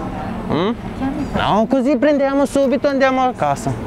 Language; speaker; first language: Italian; non-native, learner; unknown